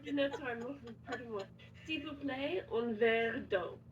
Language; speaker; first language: French; non-native, learner; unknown